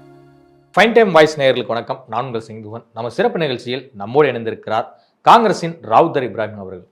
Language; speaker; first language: Tamil; native; Tamil